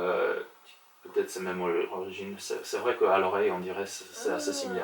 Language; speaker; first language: French; non-native, fluent; Polish